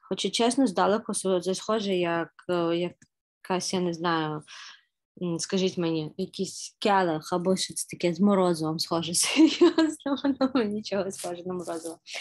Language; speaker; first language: Ukrainian; native; Ukrainian